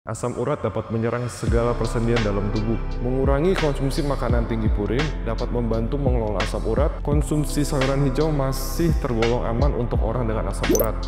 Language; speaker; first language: Indonesian; native; Indonesian